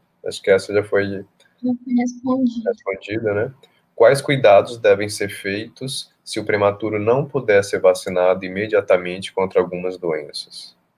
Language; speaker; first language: Portuguese; native; Portuguese